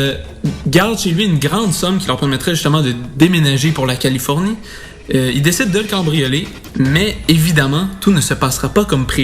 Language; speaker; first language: French; native; French